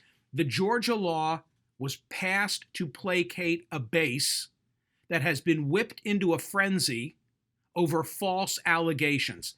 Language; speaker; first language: English; native; English